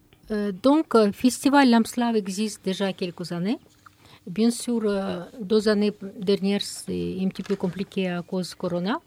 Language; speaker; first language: French; non-native, learner; Russian